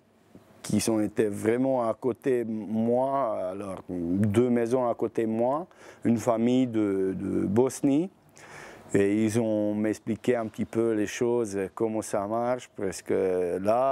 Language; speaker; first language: French; non-native, learner; Bosnian